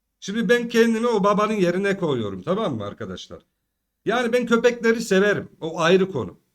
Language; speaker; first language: Turkish; early bilingual, heritage; Turkish